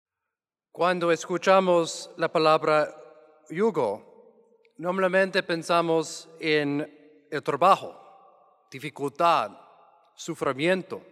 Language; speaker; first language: Spanish; non-native, fluent; English